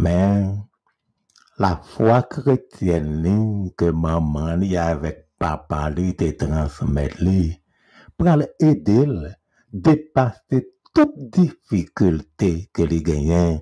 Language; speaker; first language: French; non-native, local second language; Haitian Creole